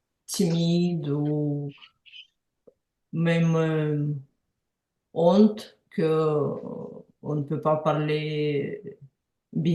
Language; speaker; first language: French; non-native, learner; Ukrainian